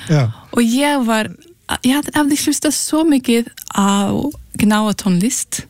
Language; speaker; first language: Icelandic; early bilingual, heritage; Icelandic